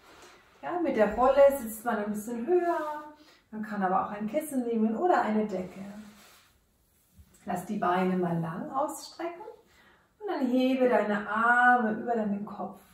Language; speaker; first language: German; native; German